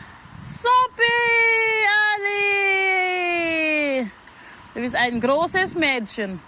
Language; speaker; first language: German; non-native, learner; Filipino